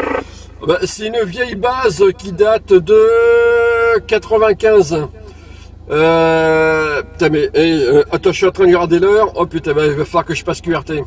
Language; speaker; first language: French; native; French